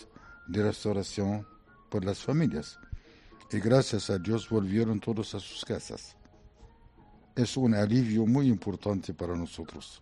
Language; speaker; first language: Spanish; non-native, fluent; Arabic